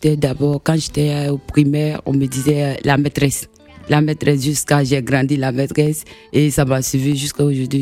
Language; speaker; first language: French; non-native, local second language; Mandingo